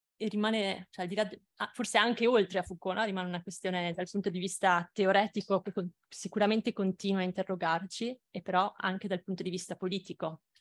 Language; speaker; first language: Italian; native; Italian